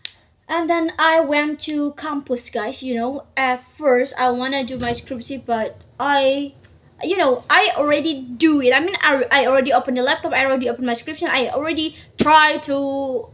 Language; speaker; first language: English; non-native, learner; Indonesian